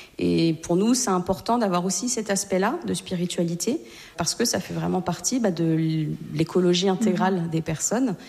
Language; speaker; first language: French; native; French